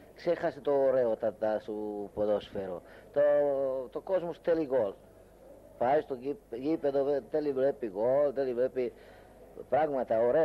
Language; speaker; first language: Greek; non-native, learner; Hungarian